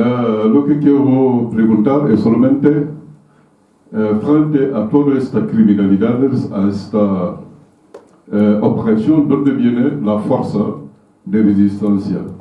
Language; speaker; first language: Spanish; non-native, fluent; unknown